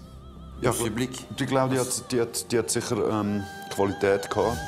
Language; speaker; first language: German; native; German